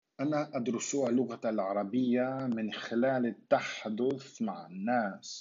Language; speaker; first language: Arabic; non-native, learner; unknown